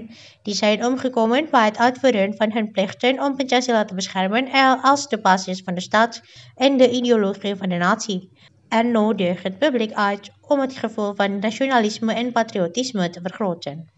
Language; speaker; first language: Dutch; non-native, learner; Indonesian